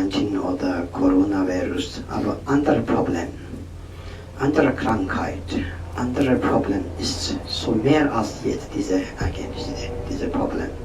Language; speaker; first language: German; non-native, learner; Tibetan